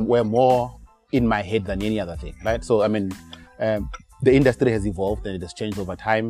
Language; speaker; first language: English; non-native, local second language; Tswana